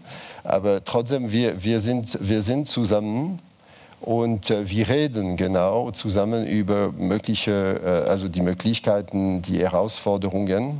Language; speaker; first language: German; non-native, fluent; French